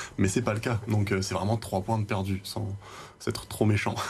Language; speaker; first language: French; native; French